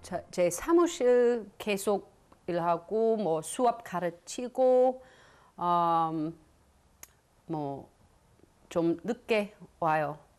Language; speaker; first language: Korean; non-native, learner; English